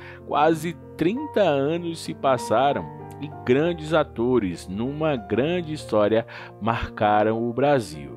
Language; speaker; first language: Portuguese; native; Portuguese